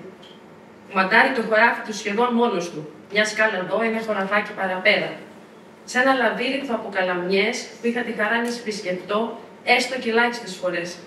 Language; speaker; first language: Greek; non-native, fluent; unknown